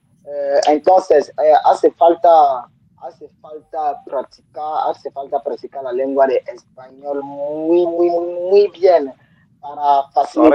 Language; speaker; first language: Spanish; non-native, learner; French